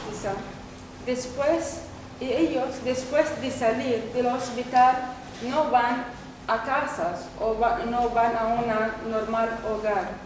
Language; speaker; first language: Spanish; non-native, learner; Arabic